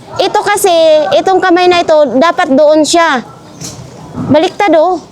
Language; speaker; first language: Filipino; non-native, local second language; Cebuano